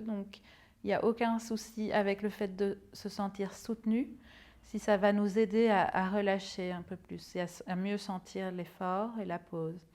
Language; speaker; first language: French; native; French